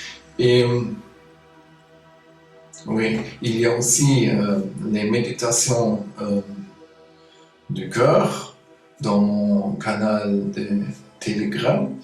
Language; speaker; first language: French; non-native, fluent; German